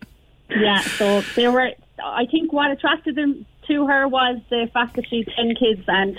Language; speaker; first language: English; native; English